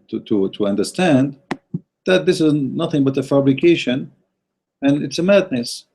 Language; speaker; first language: English; non-native, fluent; Arabic